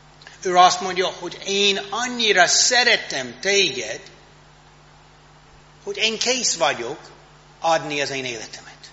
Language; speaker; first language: Hungarian; non-native, fluent; English